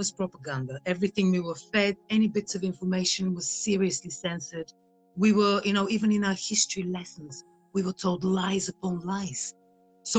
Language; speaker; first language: English; non-native, fluent; Bulgarian